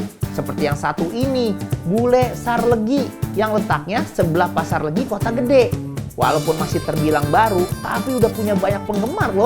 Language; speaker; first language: Indonesian; native; Indonesian